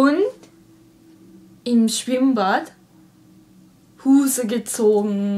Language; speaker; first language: German; non-native, learner; Japanese